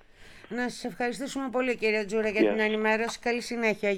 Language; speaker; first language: Greek; native; Greek